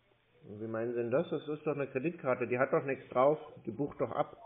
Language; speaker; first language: German; native; German